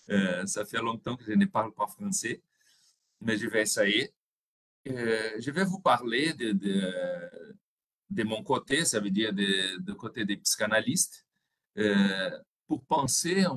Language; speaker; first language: French; non-native, fluent; Portuguese